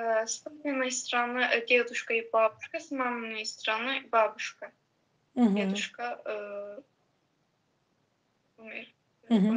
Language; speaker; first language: Russian; non-native, learner; Azerbaijani